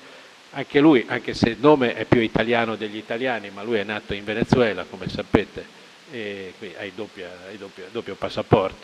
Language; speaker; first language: Italian; native; Italian